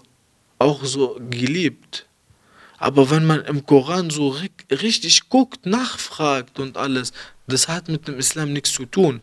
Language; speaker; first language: German; early bilingual, other home language; Arabic